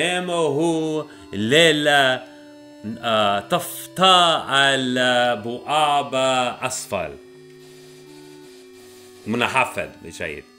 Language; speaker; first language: Arabic; non-native, learner; English